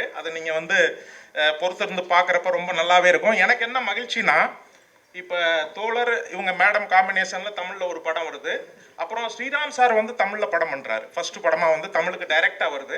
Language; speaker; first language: Tamil; native; Tamil